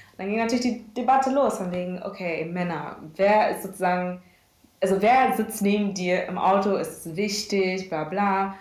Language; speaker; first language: German; early bilingual, other home language; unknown